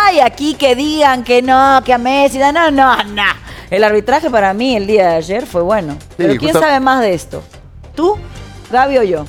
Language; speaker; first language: Spanish; native; Spanish